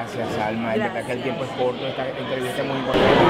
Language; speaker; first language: Spanish; native; Spanish